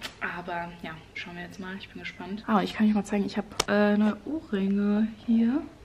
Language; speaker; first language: German; native; German